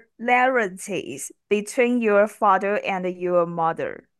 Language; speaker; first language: English; non-native, learner; Chinese